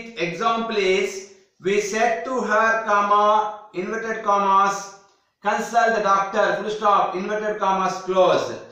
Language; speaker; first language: English; non-native, local second language; Telugu